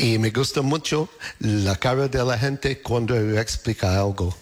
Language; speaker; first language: Spanish; non-native, learner; English